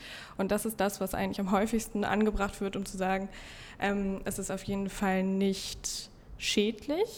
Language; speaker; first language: German; native; German